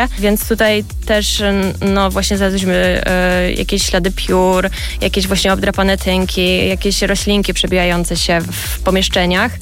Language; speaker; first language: Polish; native; Polish